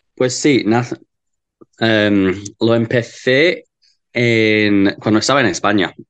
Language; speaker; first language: Spanish; non-native, learner; English